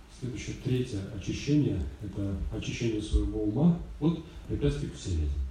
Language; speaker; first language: Russian; native; Russian